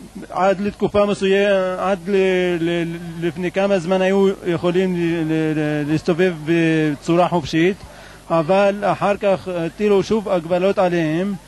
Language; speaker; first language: Hebrew; non-native, fluent; Arabic